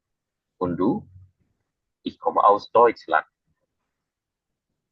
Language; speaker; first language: German; non-native, fluent; Indonesian